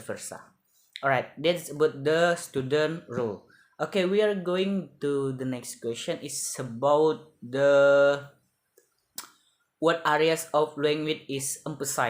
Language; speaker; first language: English; non-native, learner; Indonesian